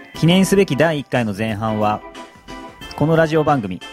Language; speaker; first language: Japanese; native; Japanese